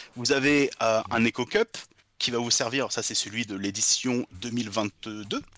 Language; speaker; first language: French; native; French